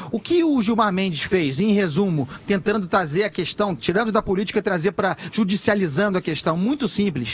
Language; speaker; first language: Portuguese; native; Portuguese